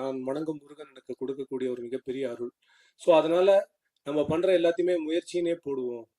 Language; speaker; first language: Tamil; native; Tamil